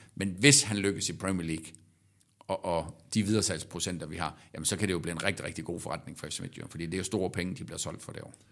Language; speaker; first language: Danish; native; Danish